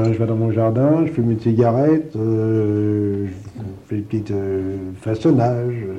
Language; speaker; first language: French; native; French